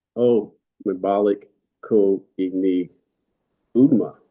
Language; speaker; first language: Cebuano; non-native, learner; English